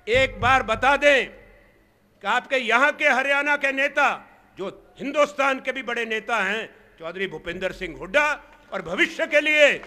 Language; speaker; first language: Hindi; native; Hindi